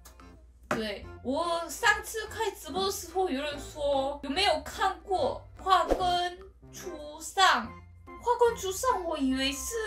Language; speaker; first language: Chinese; non-native, fluent; Korean